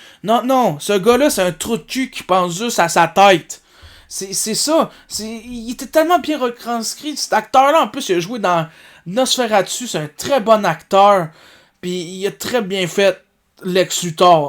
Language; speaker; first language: French; native; French